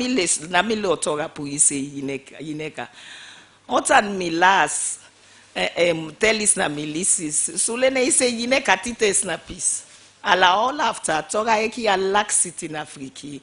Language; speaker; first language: Greek; non-native, fluent; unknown